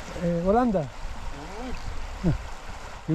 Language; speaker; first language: Spanish; non-native, learner; Persian